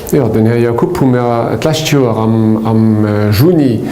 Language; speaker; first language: German; non-native, local second language; Luxembourgish